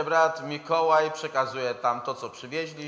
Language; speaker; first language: Polish; native; Polish